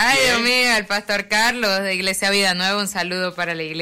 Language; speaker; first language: Spanish; native; Spanish